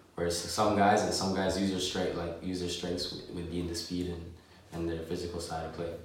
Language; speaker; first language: English; native; English